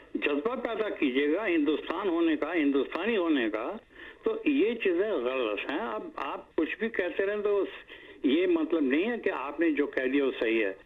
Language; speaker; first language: Hindi; native; Hindi